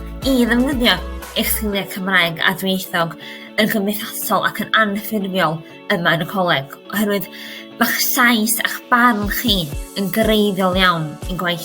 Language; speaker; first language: Welsh; native; Welsh